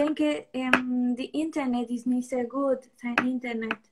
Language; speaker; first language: German; non-native, learner; Spanish